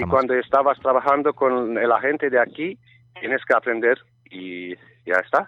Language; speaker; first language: Spanish; non-native, learner; Romanian